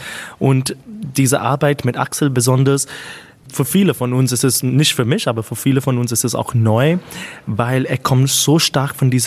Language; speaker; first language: German; non-native, fluent; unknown